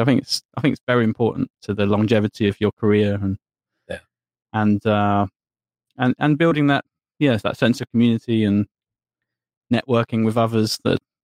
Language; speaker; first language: English; native; English